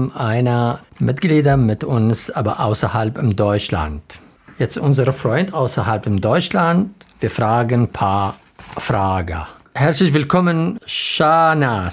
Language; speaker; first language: German; non-native, learner; Arabic